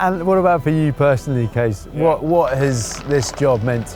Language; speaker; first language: English; native; English